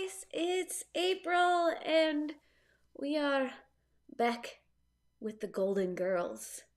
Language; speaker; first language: English; native; English